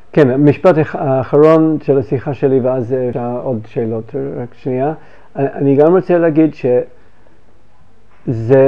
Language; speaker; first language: Hebrew; non-native, fluent; English